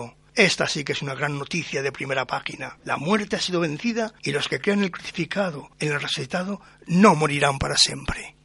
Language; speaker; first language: Spanish; native; Spanish